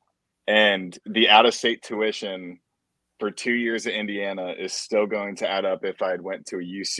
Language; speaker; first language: English; native; English